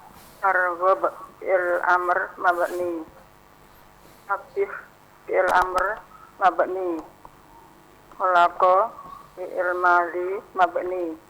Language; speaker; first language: Arabic; non-native, learner; Indonesian